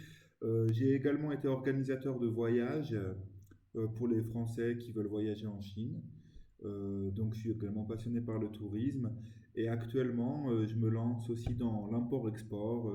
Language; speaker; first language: French; native; French